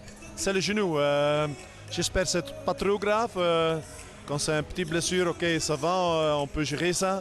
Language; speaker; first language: French; non-native, local second language; Dutch